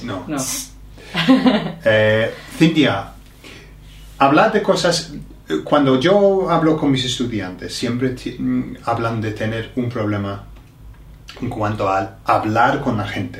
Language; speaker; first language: Spanish; non-native, fluent; English